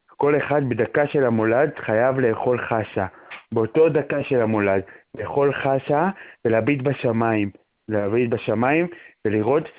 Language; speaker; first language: Hebrew; native; Hebrew